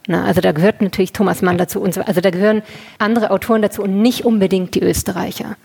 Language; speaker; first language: German; native; German